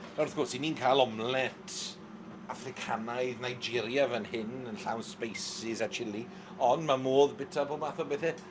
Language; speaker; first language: Welsh; native; Welsh